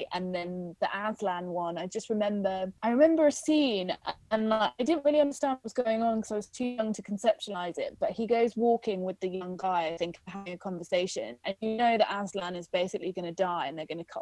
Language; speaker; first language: English; native; English